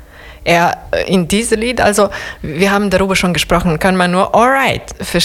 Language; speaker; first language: German; non-native, fluent; Serbian